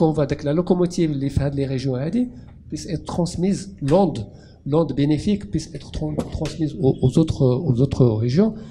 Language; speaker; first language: French; non-native, local second language; Arabic